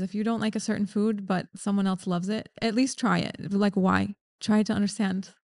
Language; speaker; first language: English; native; English